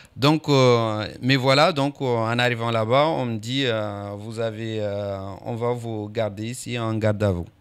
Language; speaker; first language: French; non-native, local second language; Comorian